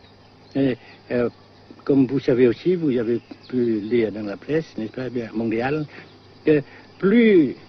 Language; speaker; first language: French; non-native, local second language; Vietnamese